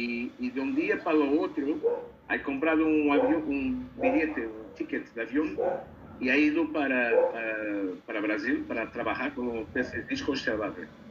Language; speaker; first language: Spanish; non-native, learner; Portuguese